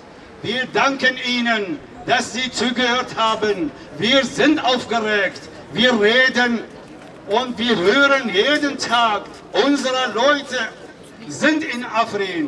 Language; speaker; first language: German; non-native, fluent; Kurdish